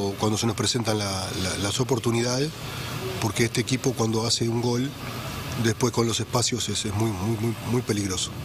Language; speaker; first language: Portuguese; non-native, learner; Spanish